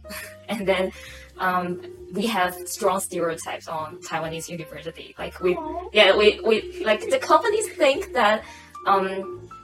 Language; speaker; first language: English; non-native, local second language; Cantonese